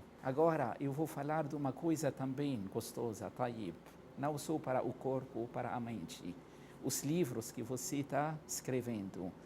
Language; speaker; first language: Portuguese; non-native, fluent; Arabic